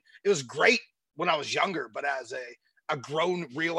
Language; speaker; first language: English; native; English